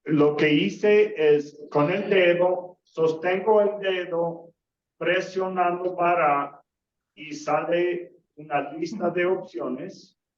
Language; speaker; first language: Spanish; non-native, fluent; English